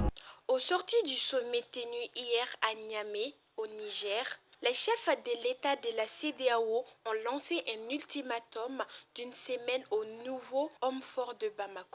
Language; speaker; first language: French; non-native, local second language; Bambara